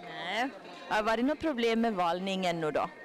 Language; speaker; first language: Swedish; native; Swedish